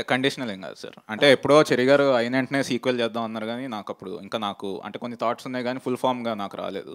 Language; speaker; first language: Telugu; native; Telugu